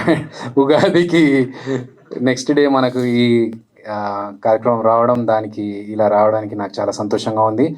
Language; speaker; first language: Telugu; native; Telugu